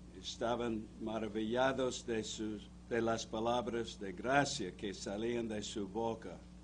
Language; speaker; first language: Spanish; non-native, learner; English